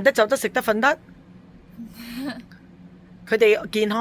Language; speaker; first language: Cantonese; native; Cantonese